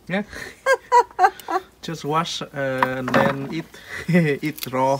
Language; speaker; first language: English; non-native, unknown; Vietnamese